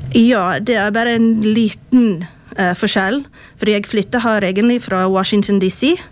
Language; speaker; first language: Norwegian; non-native, fluent; English